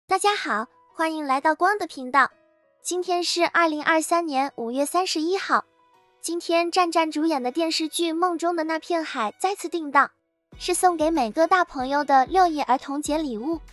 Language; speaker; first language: Chinese; native; Chinese